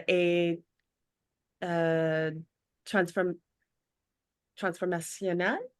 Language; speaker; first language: French; non-native, learner; English